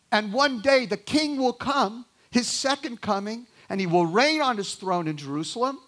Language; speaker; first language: English; native; English